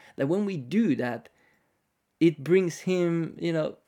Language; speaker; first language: English; non-native, fluent; Finnish